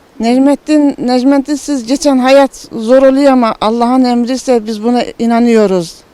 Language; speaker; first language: Turkish; native; Turkish